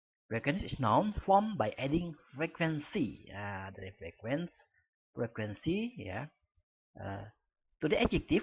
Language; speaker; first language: English; non-native, fluent; Indonesian